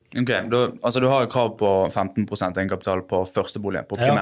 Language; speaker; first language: Norwegian; native; Norwegian